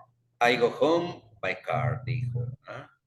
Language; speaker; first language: English; non-native, fluent; Spanish